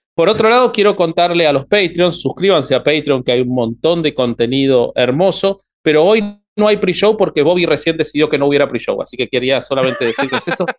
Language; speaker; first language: Spanish; native; Spanish